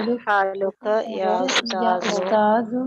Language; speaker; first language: Arabic; non-native, learner; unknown